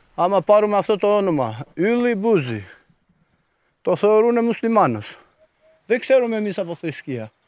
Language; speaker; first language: Greek; non-native, fluent; Albanian